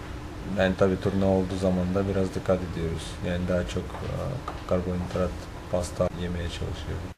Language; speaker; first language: Turkish; non-native, fluent; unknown